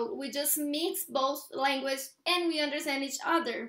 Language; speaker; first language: English; non-native, fluent; Portuguese